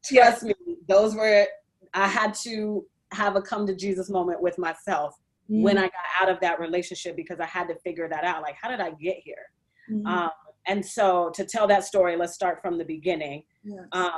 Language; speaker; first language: English; native; English